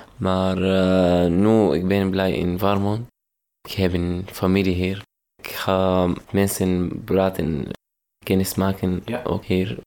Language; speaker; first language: Dutch; non-native, learner; Arabic